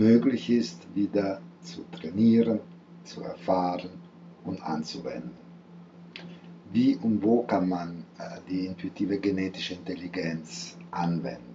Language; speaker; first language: German; non-native, fluent; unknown